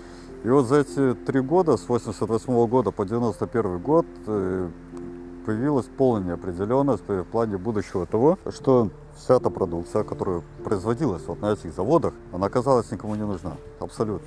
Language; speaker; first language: Russian; native; Russian